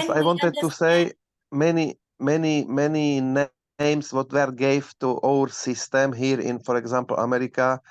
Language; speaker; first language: English; non-native, learner; Slovak